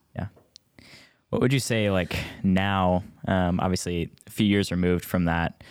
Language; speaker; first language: English; native; English